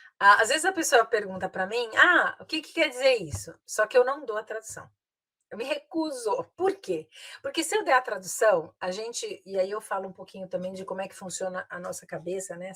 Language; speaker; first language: Portuguese; native; Portuguese